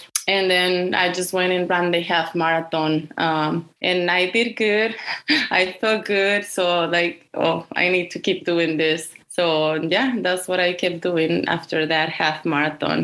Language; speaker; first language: English; non-native, fluent; Spanish